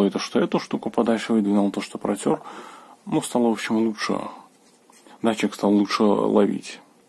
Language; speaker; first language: Russian; native; Russian